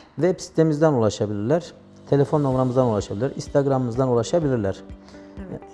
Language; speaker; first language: Turkish; native; Turkish